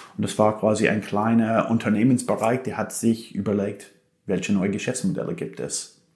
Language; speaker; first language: German; non-native, fluent; English